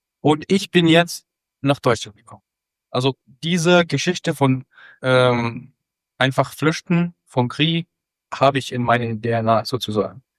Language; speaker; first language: German; non-native, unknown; Arabic